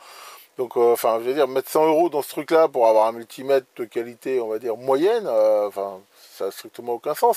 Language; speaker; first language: French; native; French